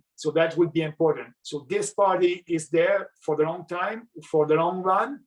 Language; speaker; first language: English; non-native, local second language; French